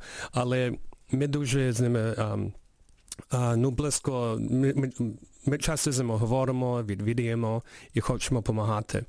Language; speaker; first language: Ukrainian; early bilingual, heritage; Ukrainian